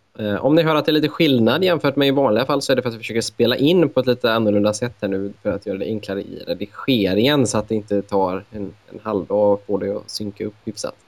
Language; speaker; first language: Swedish; native; Swedish